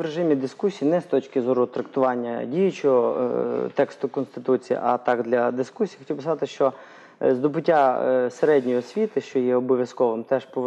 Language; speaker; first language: Ukrainian; native; Ukrainian